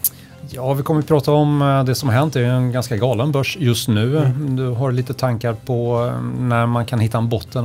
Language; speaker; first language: Swedish; native; Swedish